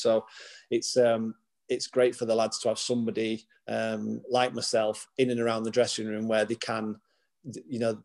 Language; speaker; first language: English; native; English